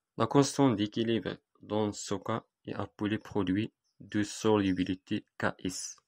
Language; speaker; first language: French; non-native, local second language; Arabic